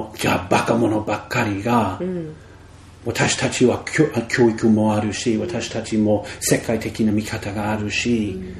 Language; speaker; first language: Japanese; non-native, fluent; English